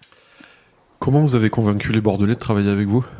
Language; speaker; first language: French; native; French